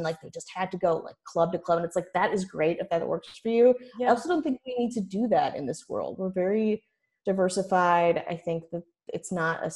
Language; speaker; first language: English; native; English